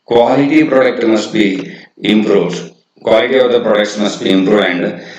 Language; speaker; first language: English; non-native, local second language; Kannada